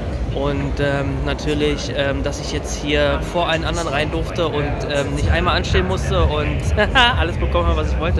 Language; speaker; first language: German; native; German